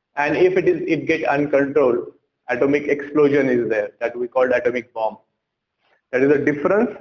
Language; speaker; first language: English; non-native, local second language; Marathi